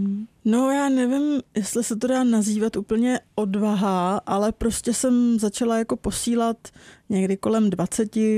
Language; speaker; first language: Czech; native; Czech